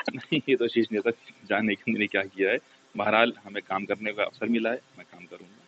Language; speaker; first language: Hindi; native; Hindi